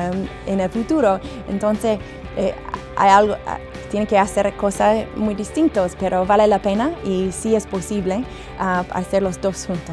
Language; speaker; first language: Spanish; non-native, learner; English